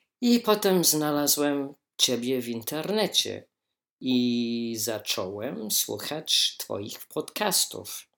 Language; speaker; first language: Polish; non-native, learner; English